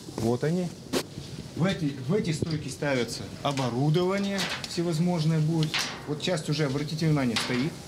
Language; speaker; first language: Russian; native; Russian